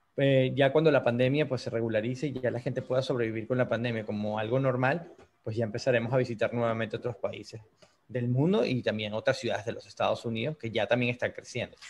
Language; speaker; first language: Spanish; native; Spanish